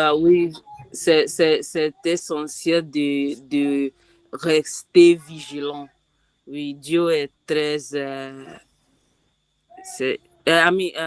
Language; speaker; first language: French; non-native, learner; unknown